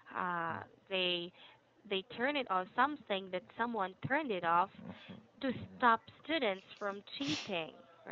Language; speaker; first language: English; non-native, fluent; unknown